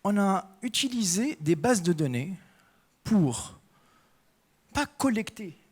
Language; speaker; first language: French; non-native, local second language; Arabic